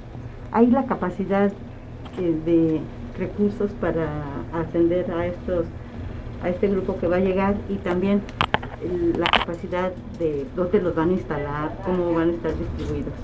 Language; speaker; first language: Spanish; native; Spanish